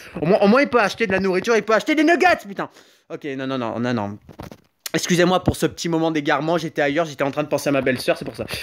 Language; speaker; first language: French; native; French